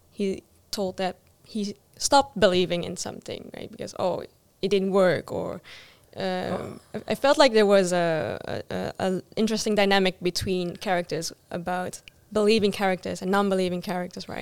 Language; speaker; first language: English; non-native, fluent; Dutch